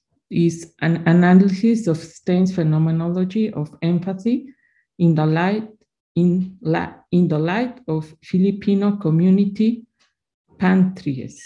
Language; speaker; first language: English; non-native, learner; Spanish